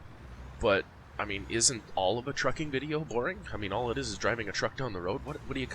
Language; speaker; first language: English; native; English